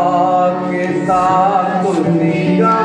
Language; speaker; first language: Hindi; non-native, local second language; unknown